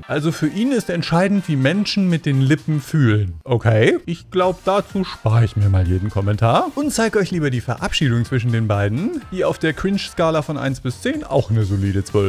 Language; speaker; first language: German; native; German